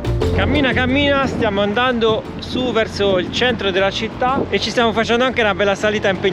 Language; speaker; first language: Italian; native; Italian